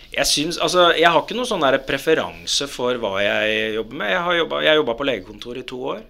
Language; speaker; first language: Norwegian; early bilingual, other home language; Arabic